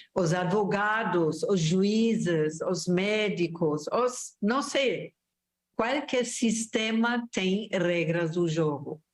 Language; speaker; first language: Portuguese; non-native, fluent; German